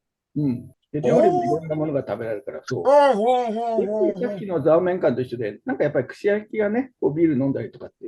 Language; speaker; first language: Japanese; native; Japanese